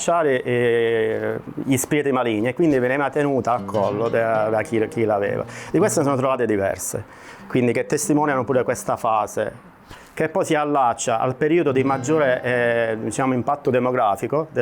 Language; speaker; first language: Italian; native; Italian